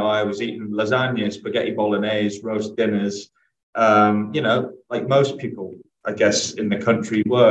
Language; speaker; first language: English; native; English